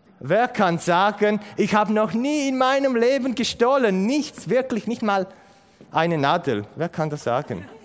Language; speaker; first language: German; non-native, fluent; Romanian